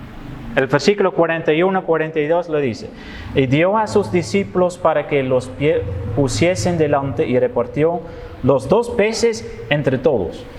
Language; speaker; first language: Spanish; non-native, fluent; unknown